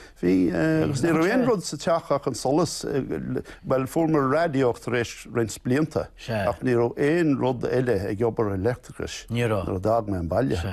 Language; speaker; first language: Irish; non-native, local second language; English